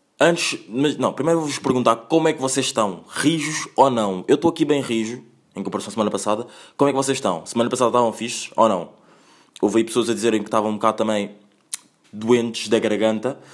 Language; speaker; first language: Portuguese; native; Portuguese